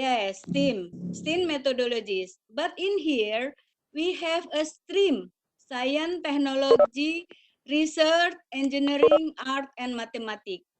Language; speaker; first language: English; non-native, learner; Indonesian